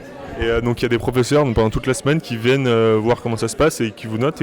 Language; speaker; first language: French; native; French